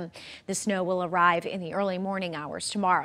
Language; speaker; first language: English; native; English